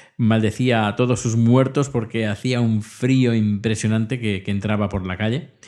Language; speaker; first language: Spanish; native; Spanish